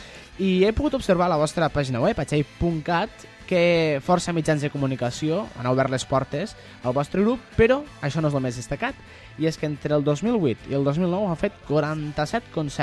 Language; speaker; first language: Catalan; native; Catalan